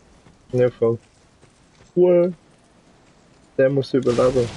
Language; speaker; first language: German; native; German